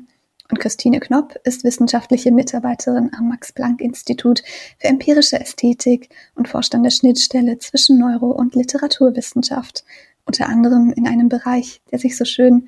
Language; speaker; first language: German; native; German